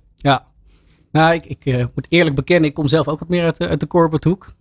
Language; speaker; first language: Dutch; native; Dutch